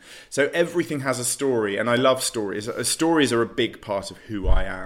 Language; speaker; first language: English; native; English